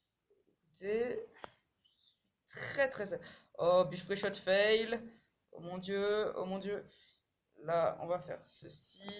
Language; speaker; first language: French; native; French